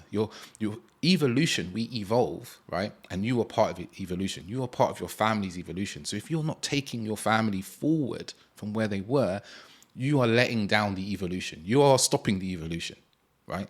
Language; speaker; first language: English; native; English